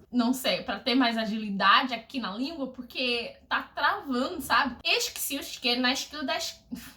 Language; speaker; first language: Portuguese; non-native, fluent; English